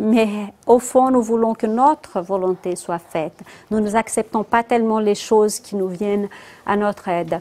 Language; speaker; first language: French; non-native, fluent; Portuguese